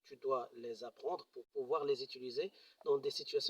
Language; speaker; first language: French; non-native, local second language; Arabic